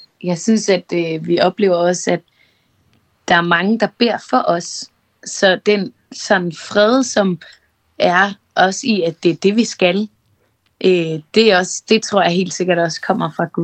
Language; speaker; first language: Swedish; non-native, learner; Danish